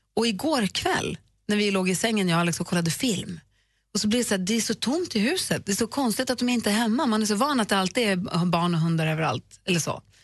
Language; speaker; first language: Swedish; native; Swedish